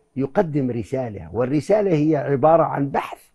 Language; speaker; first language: Arabic; native; Arabic